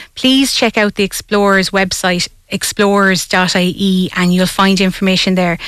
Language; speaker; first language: English; native; English